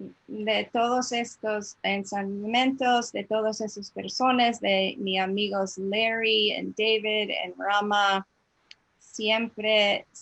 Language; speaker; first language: Spanish; non-native, fluent; English